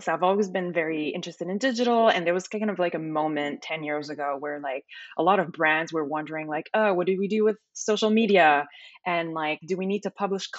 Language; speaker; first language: English; native; English